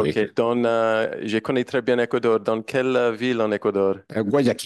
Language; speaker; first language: French; non-native, learner; English